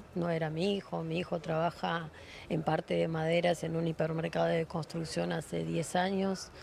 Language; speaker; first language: Spanish; native; Spanish